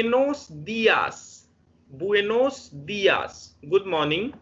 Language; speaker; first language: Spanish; non-native, fluent; Hindi